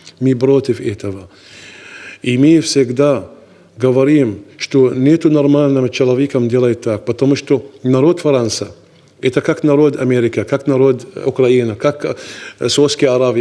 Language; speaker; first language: Russian; non-native, learner; Arabic